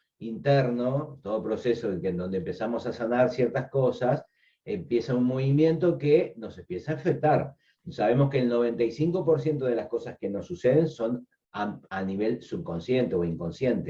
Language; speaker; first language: Spanish; native; Spanish